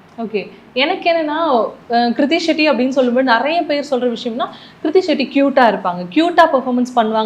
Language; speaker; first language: Tamil; native; Tamil